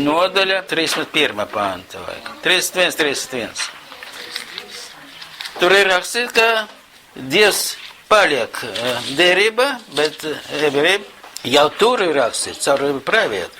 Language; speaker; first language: Latvian; non-native, local second language; Russian